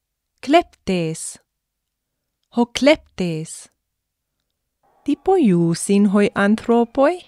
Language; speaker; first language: Greek; non-native, fluent; English